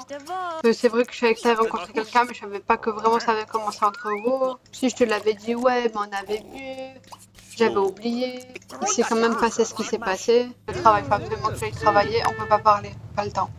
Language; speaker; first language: French; native; French